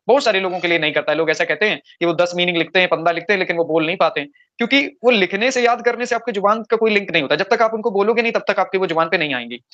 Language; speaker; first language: Hindi; native; Hindi